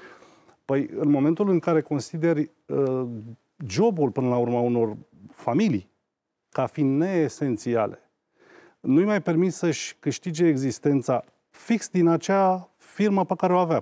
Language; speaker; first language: Romanian; native; Romanian